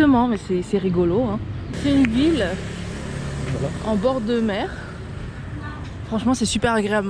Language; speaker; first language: French; native; French